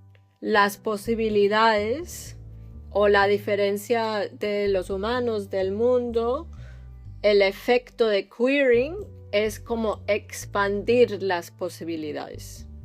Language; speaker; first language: Spanish; early bilingual, heritage; English